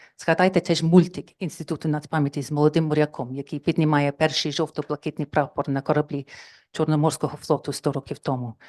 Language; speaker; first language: Ukrainian; non-native, fluent; English